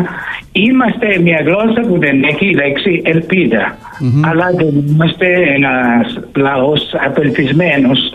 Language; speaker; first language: Greek; early bilingual, heritage; Greek